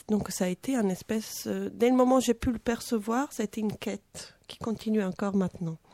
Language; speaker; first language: French; non-native, fluent; Italian